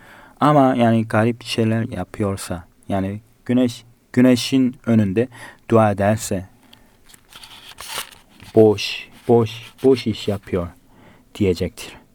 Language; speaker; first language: Turkish; non-native, fluent; Korean